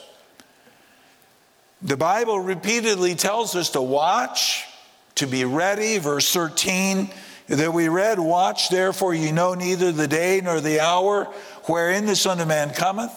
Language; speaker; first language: English; native; English